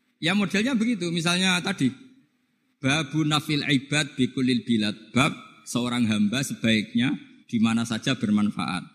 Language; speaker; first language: Indonesian; non-native, local second language; Javanese